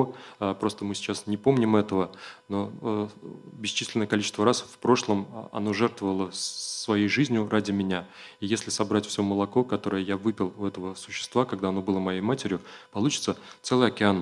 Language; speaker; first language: Russian; native; Russian